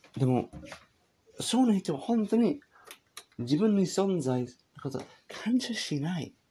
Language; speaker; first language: Japanese; non-native, learner; English